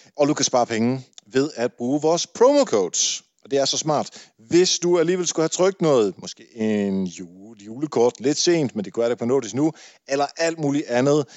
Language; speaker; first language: Danish; early bilingual, other home language; Dutch